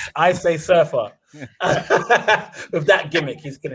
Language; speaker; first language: English; native; English